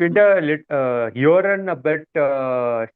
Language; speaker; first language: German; non-native, learner; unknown